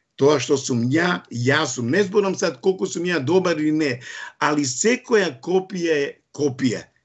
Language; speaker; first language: Macedonian; non-native, local second language; Romany